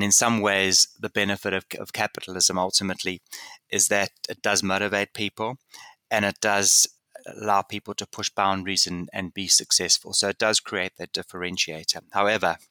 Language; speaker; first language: English; native; English